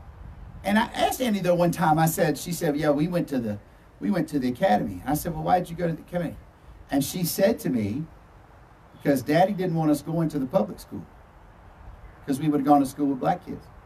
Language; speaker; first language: English; native; English